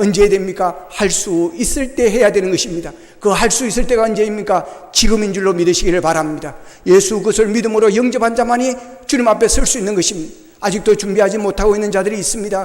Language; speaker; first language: Korean; native; Korean